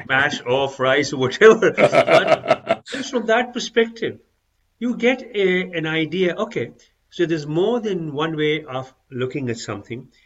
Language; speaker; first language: English; non-native, local second language; Urdu